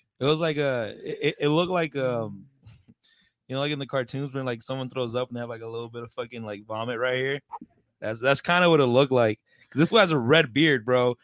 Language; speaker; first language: English; early bilingual, other home language; Spanish